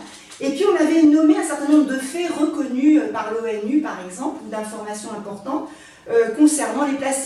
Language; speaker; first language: French; native; French